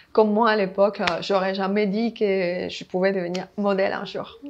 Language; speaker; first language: French; non-native, fluent; Spanish